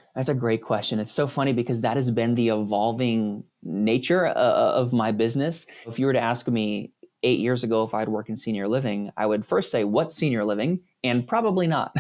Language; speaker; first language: English; native; English